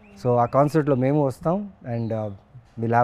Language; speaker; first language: Telugu; native; Telugu